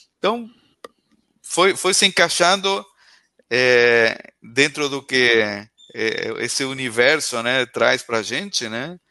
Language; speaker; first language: Portuguese; non-native, fluent; Spanish